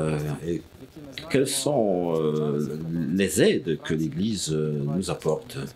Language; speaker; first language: French; non-native, fluent; Ukrainian